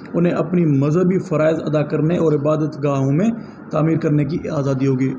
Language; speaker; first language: Urdu; non-native, local second language; Sindhi